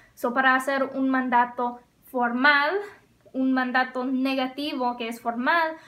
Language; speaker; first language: Spanish; non-native, fluent; English